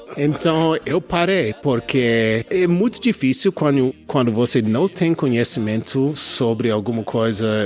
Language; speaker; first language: Portuguese; non-native, learner; English